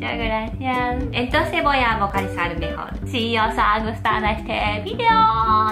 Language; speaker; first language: Spanish; non-native, fluent; Japanese